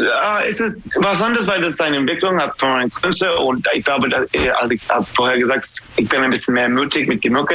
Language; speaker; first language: German; non-native, fluent; English